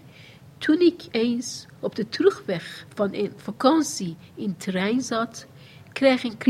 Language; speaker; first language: Dutch; non-native, fluent; Persian